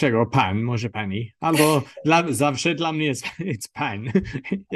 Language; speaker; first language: Polish; non-native, learner; English